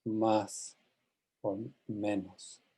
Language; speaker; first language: Spanish; non-native, fluent; English